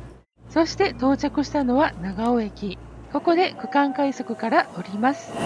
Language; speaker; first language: Japanese; native; Japanese